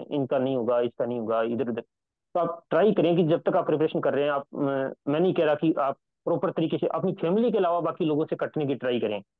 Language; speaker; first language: Hindi; native; Hindi